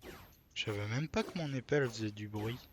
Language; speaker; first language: French; native; French